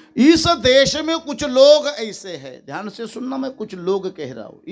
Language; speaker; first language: Hindi; non-native, local second language; Marathi